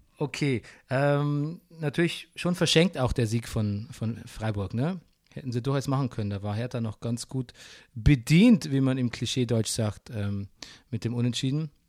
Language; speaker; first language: German; native; German